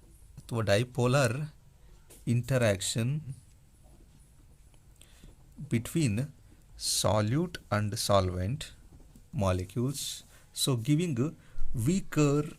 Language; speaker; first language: English; non-native, local second language; Kannada